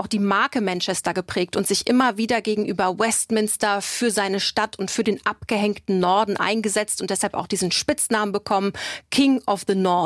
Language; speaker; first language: German; native; German